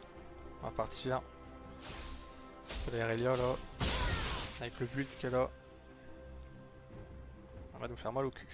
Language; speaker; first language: French; native; French